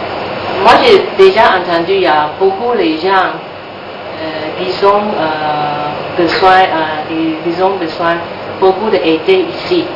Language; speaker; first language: French; non-native, learner; Chinese